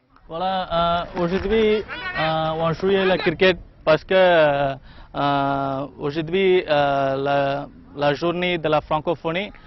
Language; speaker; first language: French; non-native, learner; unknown